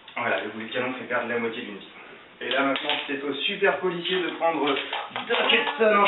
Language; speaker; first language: French; native; French